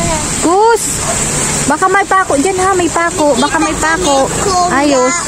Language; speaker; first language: Filipino; native; Filipino